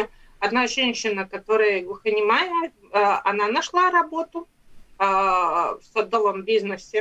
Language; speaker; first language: Russian; non-native, local second language; Latvian